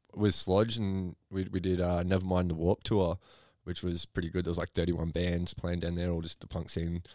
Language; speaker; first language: English; native; English